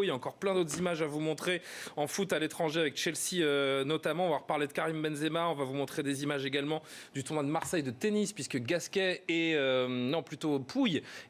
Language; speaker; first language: French; native; French